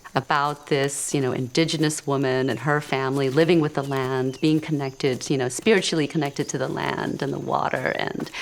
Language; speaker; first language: English; early bilingual, other home language; Khmer